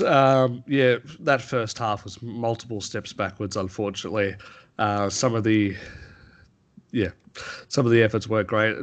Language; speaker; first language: English; native; English